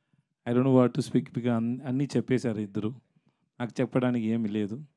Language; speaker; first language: Telugu; non-native, learner; Tamil